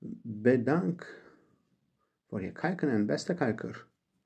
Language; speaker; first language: Dutch; non-native, learner; Turkish